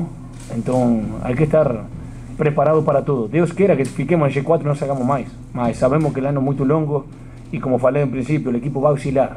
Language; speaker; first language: Portuguese; non-native, fluent; Spanish